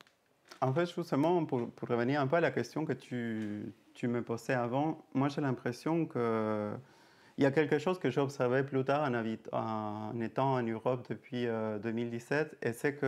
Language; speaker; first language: French; native; French